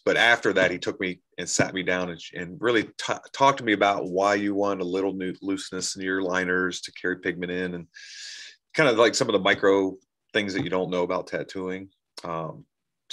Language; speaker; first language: English; native; English